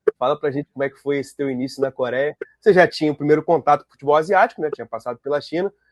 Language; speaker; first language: Portuguese; native; Portuguese